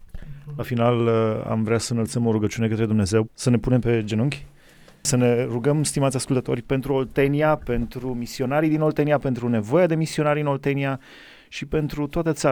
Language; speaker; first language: Romanian; native; Romanian